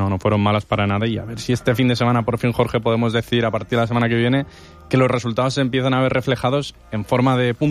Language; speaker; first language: Spanish; native; Spanish